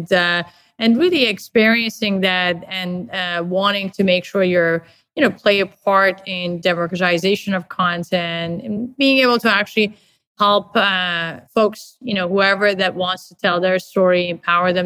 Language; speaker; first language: English; non-native, fluent; Persian